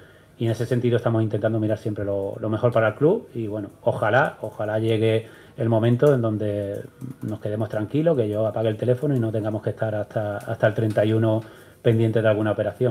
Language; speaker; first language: Spanish; native; Spanish